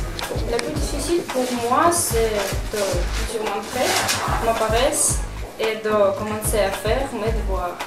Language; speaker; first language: French; non-native, learner; Russian